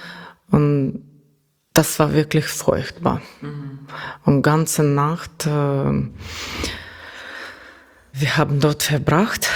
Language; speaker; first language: German; non-native, learner; Russian